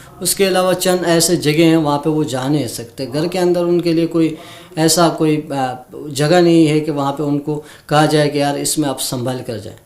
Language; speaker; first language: Urdu; non-native, local second language; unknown